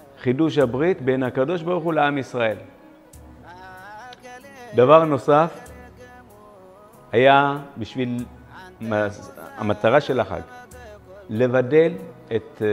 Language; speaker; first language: Hebrew; non-native, fluent; Amharic